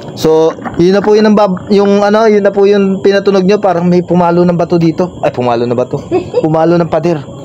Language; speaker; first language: Filipino; native; Filipino